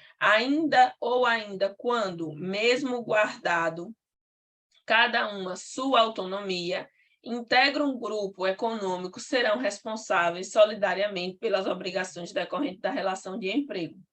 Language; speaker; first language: Portuguese; native; Portuguese